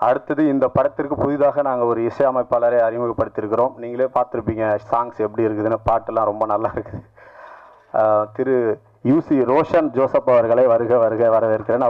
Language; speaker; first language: Tamil; native; Tamil